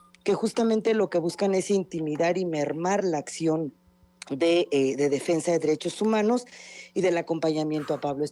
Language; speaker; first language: Spanish; native; Spanish